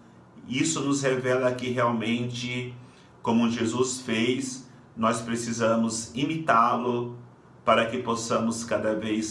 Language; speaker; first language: Portuguese; native; Portuguese